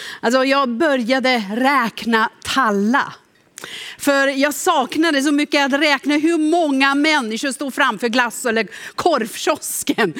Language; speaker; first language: Swedish; non-native, fluent; German